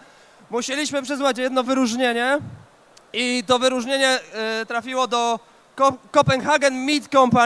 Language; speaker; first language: Polish; native; Polish